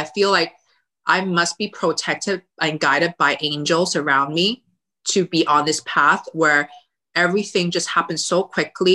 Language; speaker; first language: English; early bilingual, other home language; Cantonese